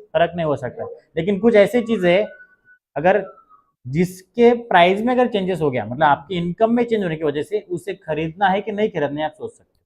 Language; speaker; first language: Hindi; non-native, local second language; Marathi